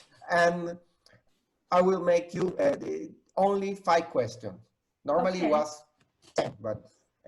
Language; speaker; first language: English; non-native, fluent; Spanish